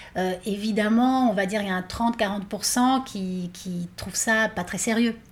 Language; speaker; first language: French; non-native, fluent; Spanish